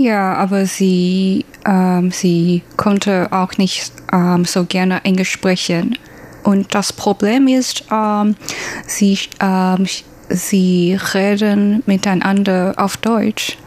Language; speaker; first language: German; non-native, learner; Chinese